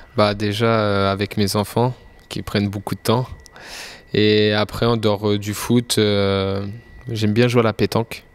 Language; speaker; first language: French; native; French